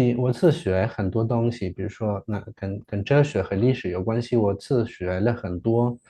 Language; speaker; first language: Chinese; non-native, fluent; Spanish